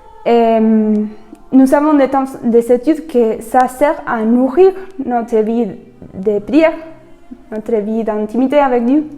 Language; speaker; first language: French; non-native, fluent; Spanish